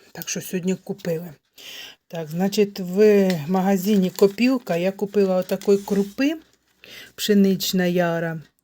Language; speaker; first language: Ukrainian; native; Ukrainian